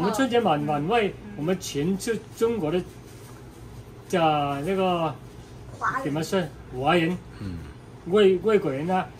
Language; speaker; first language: Chinese; non-native, learner; Cantonese